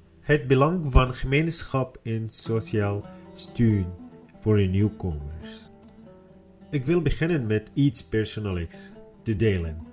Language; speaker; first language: Dutch; non-native, learner; Arabic